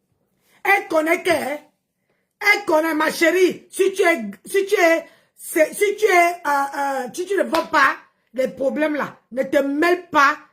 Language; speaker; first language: French; non-native, local second language; Lingala